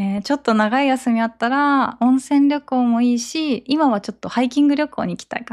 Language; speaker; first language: Japanese; native; Japanese